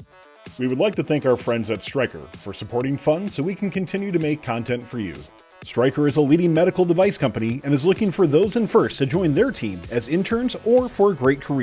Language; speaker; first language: English; native; English